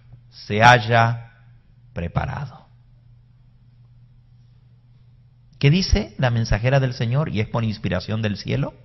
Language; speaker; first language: Spanish; native; Spanish